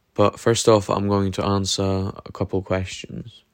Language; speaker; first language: English; non-native, fluent; Norwegian